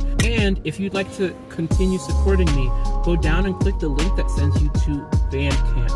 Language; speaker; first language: English; native; English